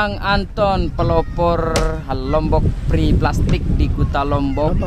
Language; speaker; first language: Indonesian; native; Indonesian